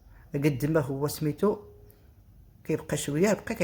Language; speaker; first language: Arabic; native; Arabic